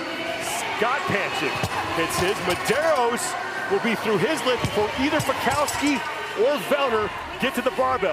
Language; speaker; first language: English; native; English